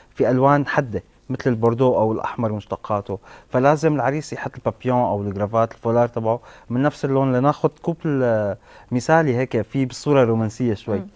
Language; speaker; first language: Arabic; native; Arabic